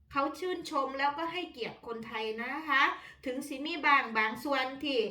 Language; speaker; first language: Thai; non-native, local second language; Northeastern Thai